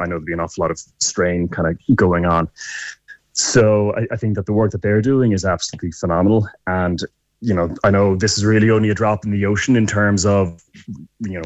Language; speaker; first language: English; native; English